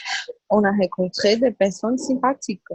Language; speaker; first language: French; non-native, learner; Portuguese